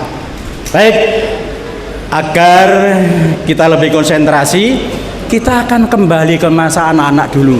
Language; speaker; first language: Indonesian; native; Indonesian